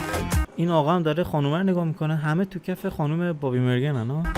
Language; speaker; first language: Persian; native; Persian